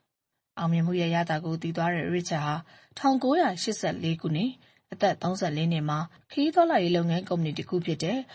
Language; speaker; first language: Burmese; native; Burmese